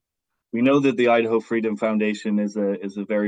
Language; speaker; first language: English; native; English